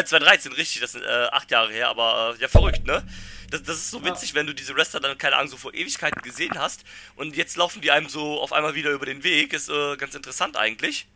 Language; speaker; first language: German; native; German